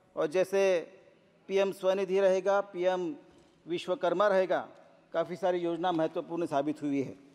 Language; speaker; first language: Hindi; non-native, local second language; Marathi